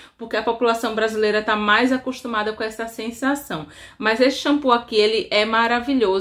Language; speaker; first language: Portuguese; native; Portuguese